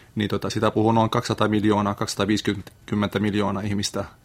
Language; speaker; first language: Finnish; non-native, fluent; Arabic